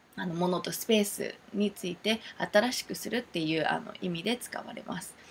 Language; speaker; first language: Japanese; early bilingual, heritage; Japanese